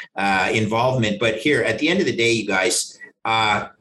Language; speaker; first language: English; native; English